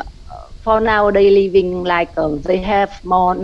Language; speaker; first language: English; non-native, learner; Vietnamese